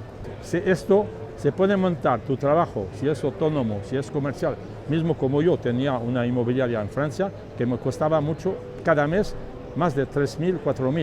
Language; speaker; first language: Spanish; non-native, learner; French